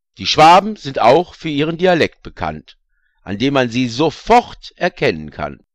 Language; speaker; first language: German; native; German